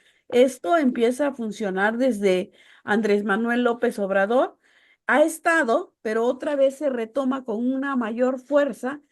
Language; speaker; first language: Spanish; native; Spanish